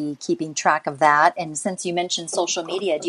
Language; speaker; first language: English; native; English